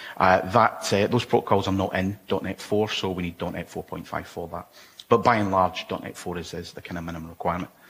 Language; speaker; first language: English; native; English